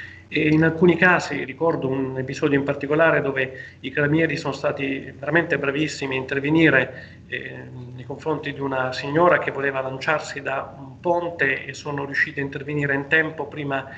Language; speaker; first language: Italian; native; Italian